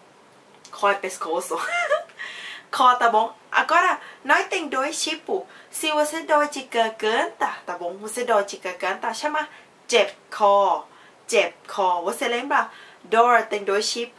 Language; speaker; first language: Portuguese; non-native, fluent; Thai